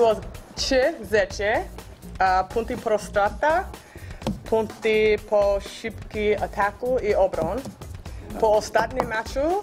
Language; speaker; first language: Polish; non-native, learner; English